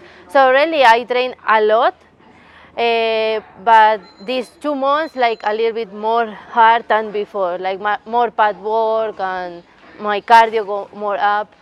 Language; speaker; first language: English; non-native, learner; Spanish